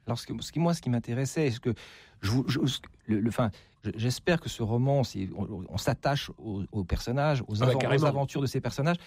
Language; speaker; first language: French; native; French